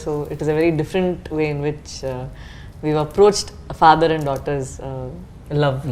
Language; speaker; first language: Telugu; non-native, fluent; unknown